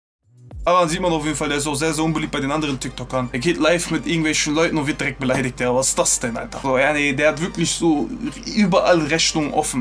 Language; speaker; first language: German; native; German